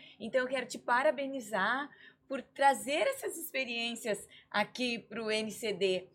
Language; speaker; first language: Portuguese; native; Portuguese